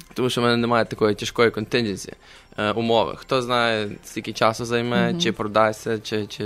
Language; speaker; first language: Ukrainian; native; Ukrainian